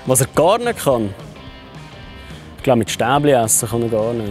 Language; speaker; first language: German; native; German